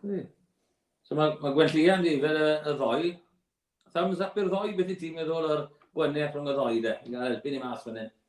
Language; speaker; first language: Welsh; native; Welsh